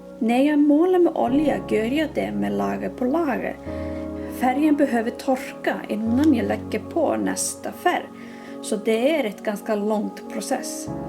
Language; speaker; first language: Swedish; non-native, fluent; Icelandic